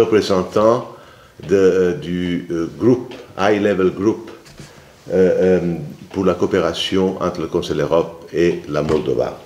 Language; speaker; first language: French; non-native, fluent; Italian